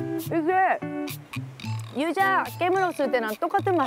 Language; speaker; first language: Korean; non-native, fluent; Japanese